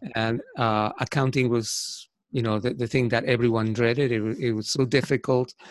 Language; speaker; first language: English; non-native, fluent; Spanish